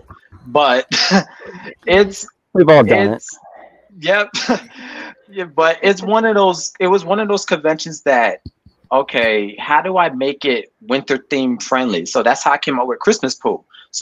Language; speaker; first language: English; native; English